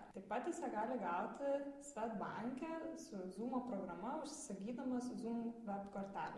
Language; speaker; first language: Lithuanian; native; Lithuanian